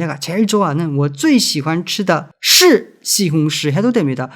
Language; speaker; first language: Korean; non-native, fluent; Chinese